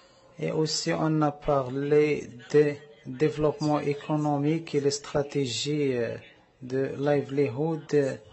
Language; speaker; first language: French; non-native, learner; Arabic